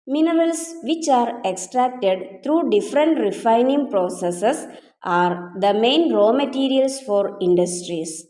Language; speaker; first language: English; non-native, local second language; Malayalam